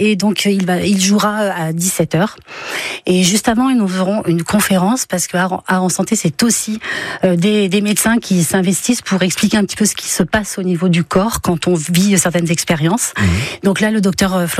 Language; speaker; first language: French; native; French